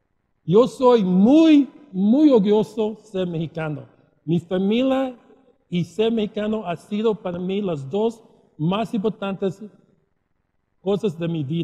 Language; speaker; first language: Spanish; early bilingual, heritage; Spanish